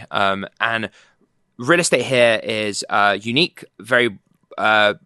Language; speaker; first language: English; native; English